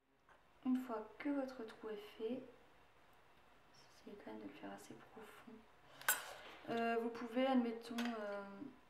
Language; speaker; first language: French; native; French